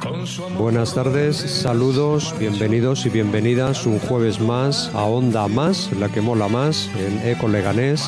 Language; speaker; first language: Spanish; native; Spanish